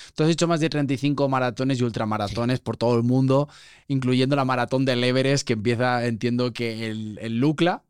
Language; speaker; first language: Spanish; native; Spanish